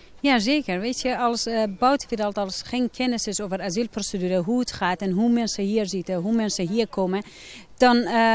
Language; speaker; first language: Dutch; non-native, fluent; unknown